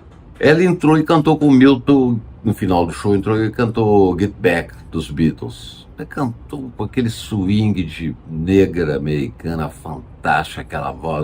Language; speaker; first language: Portuguese; native; Portuguese